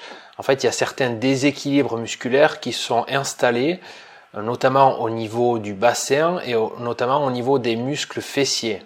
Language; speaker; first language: French; native; French